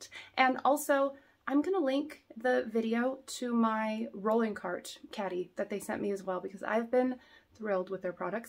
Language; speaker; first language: English; native; English